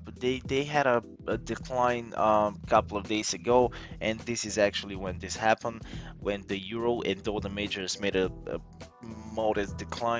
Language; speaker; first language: English; non-native, fluent; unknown